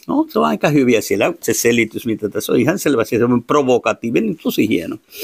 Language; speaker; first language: Finnish; non-native, fluent; Spanish